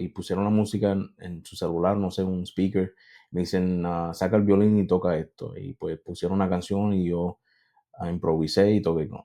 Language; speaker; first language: Spanish; early bilingual, heritage; Spanish